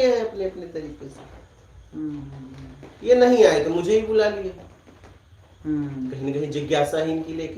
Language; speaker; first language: Hindi; native; Hindi